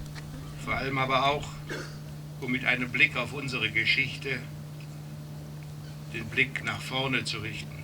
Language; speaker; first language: German; native; German